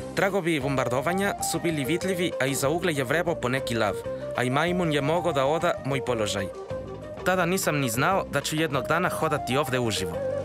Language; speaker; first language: Serbian; non-native, fluent; Spanish